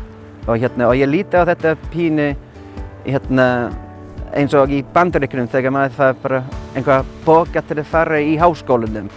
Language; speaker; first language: Icelandic; non-native, fluent; English